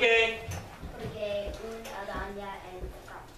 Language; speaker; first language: Spanish; non-native, learner; English